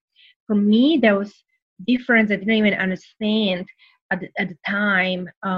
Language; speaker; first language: English; non-native, fluent; Serbian